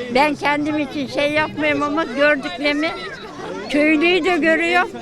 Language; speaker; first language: Turkish; native; Turkish